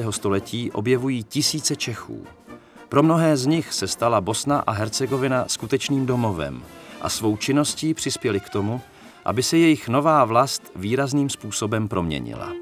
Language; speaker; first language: Czech; native; Czech